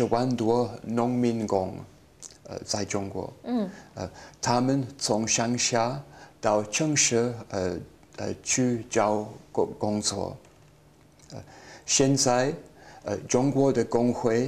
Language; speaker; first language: Chinese; non-native, learner; English